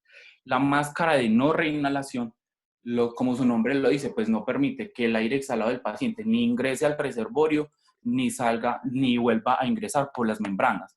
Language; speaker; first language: Spanish; native; Spanish